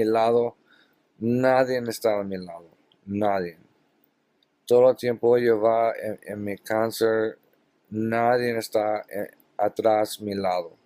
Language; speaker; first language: Spanish; non-native, learner; English